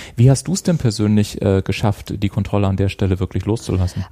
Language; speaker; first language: German; native; German